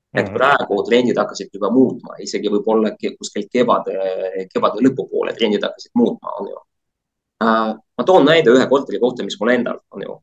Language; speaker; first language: Estonian; non-native, local second language; Russian